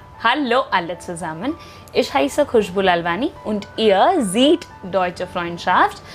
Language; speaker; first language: German; non-native, fluent; Hindi